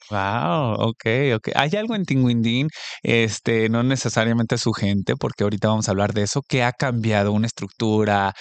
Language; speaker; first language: Spanish; early bilingual, heritage; Spanish